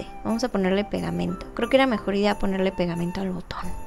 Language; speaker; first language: Spanish; native; Spanish